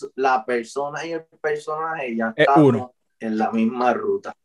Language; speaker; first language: Spanish; native; Spanish